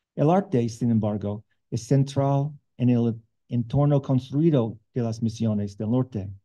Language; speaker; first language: Spanish; non-native, learner; English